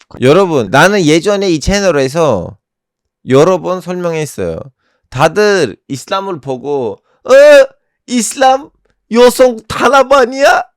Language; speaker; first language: Korean; non-native, fluent; Turkish